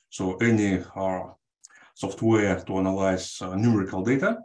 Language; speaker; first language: English; non-native, fluent; Russian